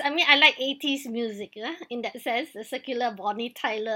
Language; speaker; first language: English; native; English